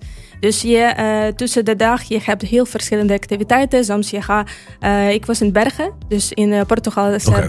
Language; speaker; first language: Dutch; non-native, fluent; Ukrainian